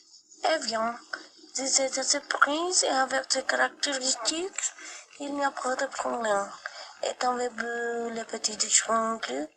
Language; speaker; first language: French; non-native, learner; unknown